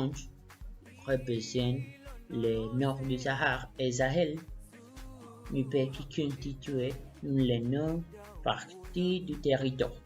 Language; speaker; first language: French; non-native, learner; Spanish